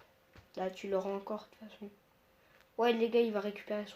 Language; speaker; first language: French; native; French